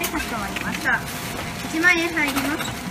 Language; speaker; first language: Japanese; native; Japanese